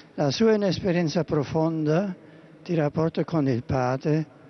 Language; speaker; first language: Italian; non-native, fluent; German